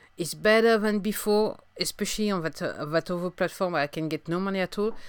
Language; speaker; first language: English; non-native, fluent; French